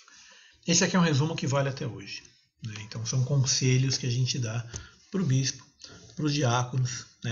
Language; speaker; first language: Portuguese; native; Portuguese